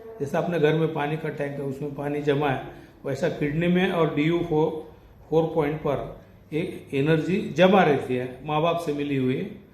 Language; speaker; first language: Hindi; non-native, local second language; Marathi